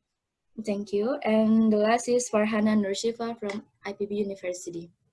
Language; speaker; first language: English; non-native, fluent; Indonesian